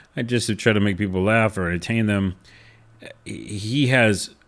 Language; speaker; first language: English; native; English